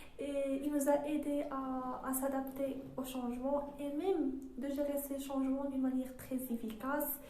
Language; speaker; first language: French; non-native, local second language; Arabic